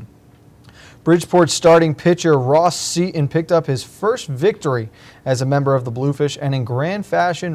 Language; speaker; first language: English; native; English